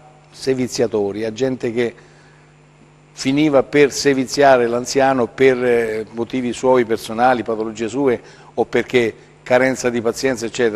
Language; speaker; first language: Italian; native; Italian